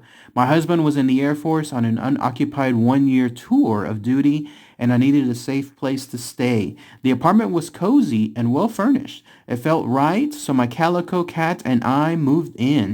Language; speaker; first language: English; native; English